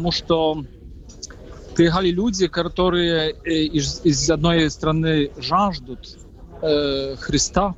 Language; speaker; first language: Russian; non-native, fluent; Polish